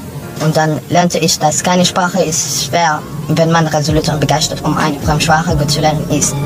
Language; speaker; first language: German; non-native, learner; Filipino